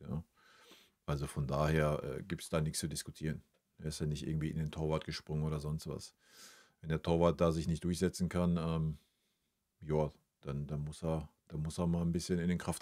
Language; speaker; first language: German; native; German